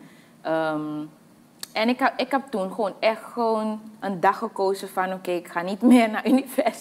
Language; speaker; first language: Dutch; native; Dutch